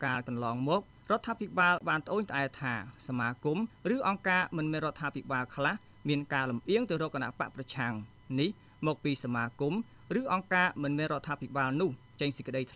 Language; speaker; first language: Khmer; native; Khmer